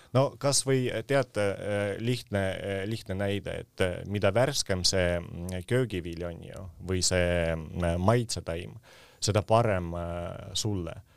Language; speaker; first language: Estonian; non-native, local second language; Russian